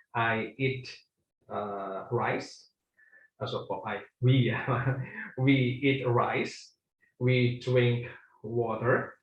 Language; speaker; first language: English; non-native, fluent; Indonesian